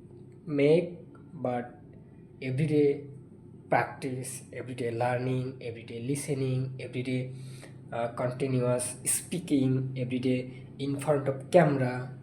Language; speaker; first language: English; non-native, learner; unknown